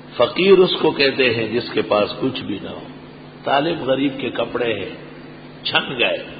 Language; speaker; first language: Urdu; non-native, local second language; Pashto